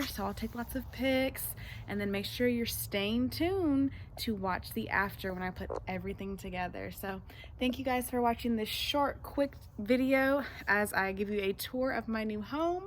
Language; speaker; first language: English; native; English